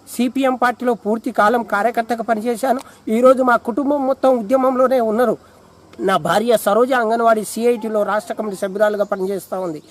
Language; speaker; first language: Telugu; non-native, local second language; Lambadi